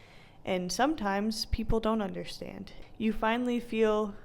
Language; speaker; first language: English; native; English